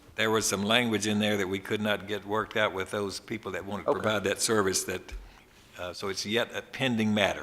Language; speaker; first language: English; native; English